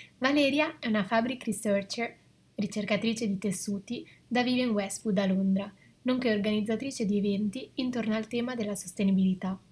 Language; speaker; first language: Italian; native; Italian